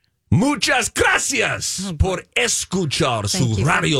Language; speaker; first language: Spanish; non-native, learner; English